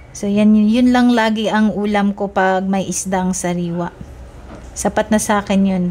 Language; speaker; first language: Filipino; non-native, local second language; Cebuano